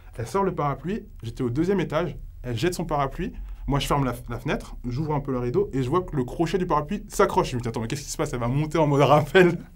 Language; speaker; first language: French; native; French